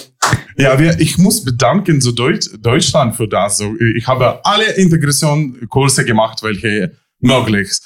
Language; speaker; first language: German; non-native, fluent; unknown